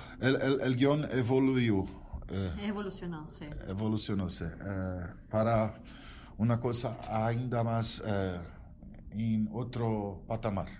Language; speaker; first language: Spanish; non-native, learner; Portuguese